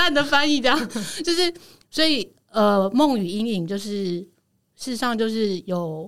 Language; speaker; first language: Chinese; native; Chinese